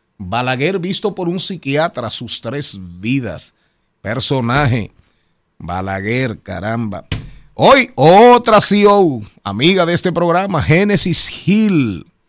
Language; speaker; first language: Spanish; native; Spanish